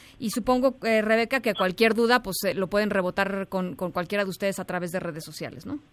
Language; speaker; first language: Spanish; native; Spanish